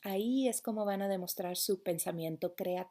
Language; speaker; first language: Spanish; native; Spanish